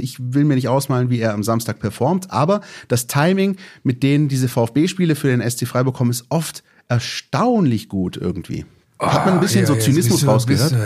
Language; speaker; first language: German; native; German